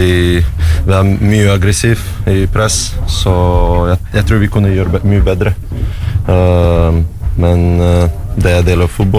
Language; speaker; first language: Norwegian; non-native, learner; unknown